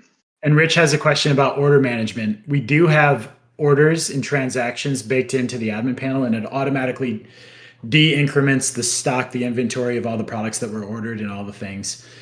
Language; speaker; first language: English; native; English